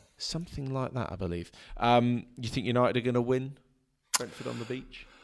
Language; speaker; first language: English; native; English